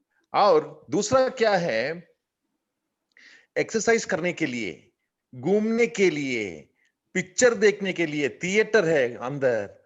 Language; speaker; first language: Hindi; non-native, learner; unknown